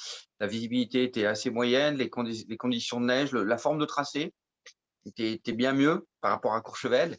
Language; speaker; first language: French; native; French